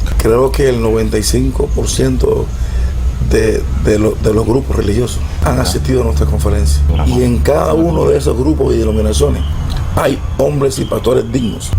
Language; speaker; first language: Spanish; native; Spanish